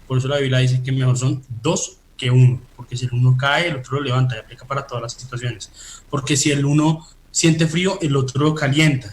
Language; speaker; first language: Spanish; native; Spanish